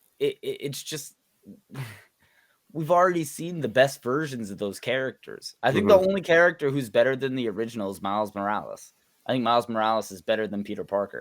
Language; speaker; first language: English; native; English